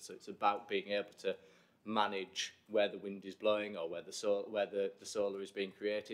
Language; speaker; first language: English; native; English